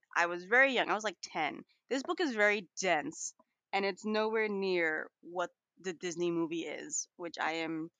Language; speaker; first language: English; native; English